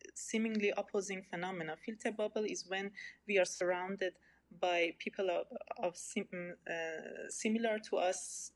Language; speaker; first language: English; non-native, fluent; Persian